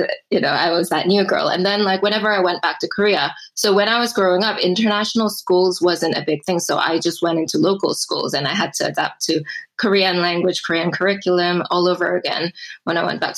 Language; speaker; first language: English; early bilingual, other home language; Korean